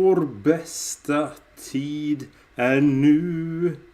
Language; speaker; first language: Swedish; non-native, learner; English